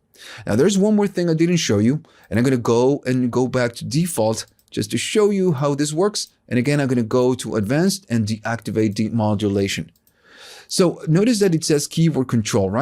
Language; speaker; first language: English; non-native, fluent; Spanish